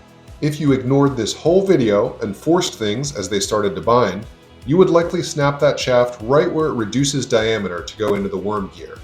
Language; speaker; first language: English; native; English